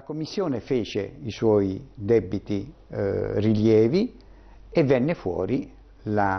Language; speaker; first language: Italian; native; Italian